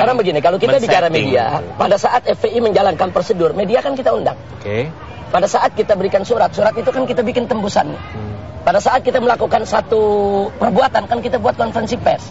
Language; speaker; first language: Indonesian; native; Indonesian